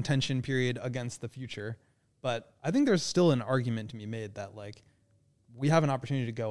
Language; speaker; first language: English; native; English